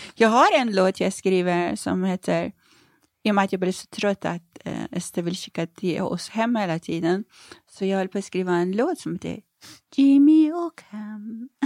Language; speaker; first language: Swedish; non-native, fluent; Persian